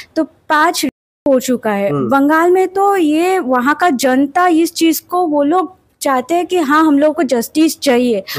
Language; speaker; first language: Hindi; non-native, local second language; Bangla